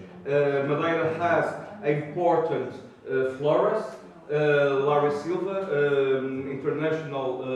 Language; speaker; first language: English; non-native, learner; Portuguese